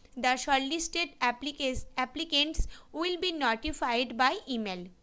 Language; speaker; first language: English; non-native, local second language; Bangla